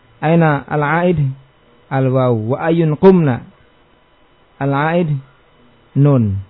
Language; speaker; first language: Arabic; non-native, fluent; Indonesian